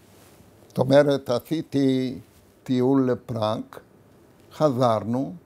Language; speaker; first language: Hebrew; non-native, fluent; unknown